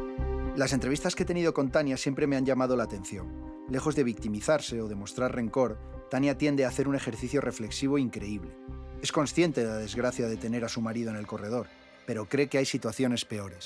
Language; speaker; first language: Spanish; native; Spanish